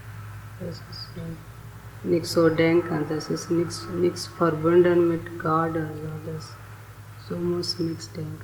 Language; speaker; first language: German; non-native, learner; Telugu